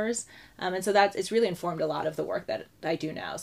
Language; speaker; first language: English; native; English